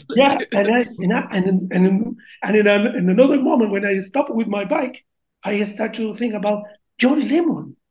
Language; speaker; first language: English; non-native, learner; Spanish